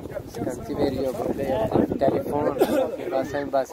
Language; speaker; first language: Turkish; non-native, learner; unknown